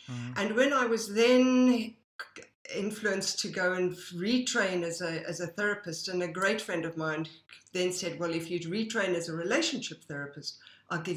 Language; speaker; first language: English; native; English